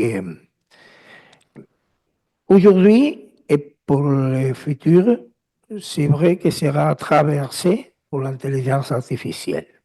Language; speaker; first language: French; non-native, learner; Spanish